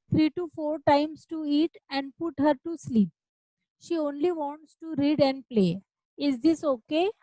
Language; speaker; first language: English; non-native, local second language; Marathi